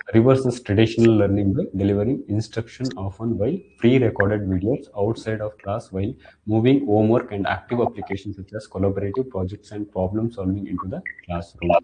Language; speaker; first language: English; non-native, local second language; Kannada